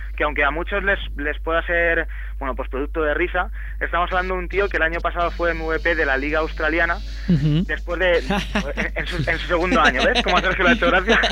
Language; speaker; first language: Spanish; native; Spanish